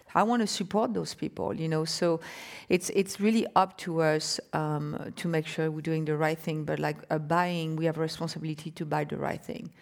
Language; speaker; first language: English; non-native, fluent; French